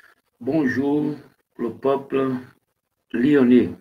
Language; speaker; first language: French; non-native, learner; Portuguese